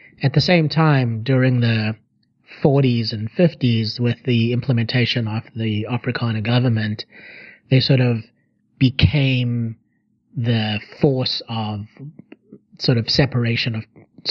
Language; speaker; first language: English; native; English